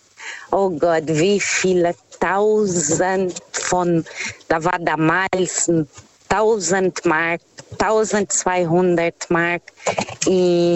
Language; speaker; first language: German; non-native, fluent; Portuguese